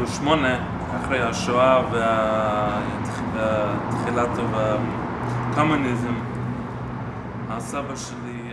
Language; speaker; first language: Hebrew; non-native, fluent; English